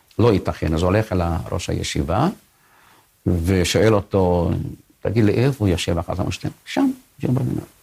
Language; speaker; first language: Hebrew; non-native, fluent; Hungarian